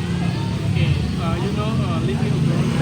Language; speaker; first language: English; non-native, learner; Indonesian